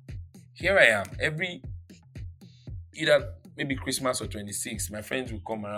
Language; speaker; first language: English; non-native, local second language; Yoruba